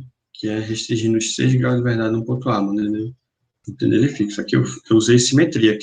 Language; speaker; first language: Portuguese; native; Portuguese